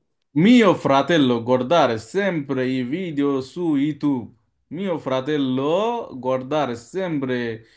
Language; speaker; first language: Italian; non-native, learner; Bangla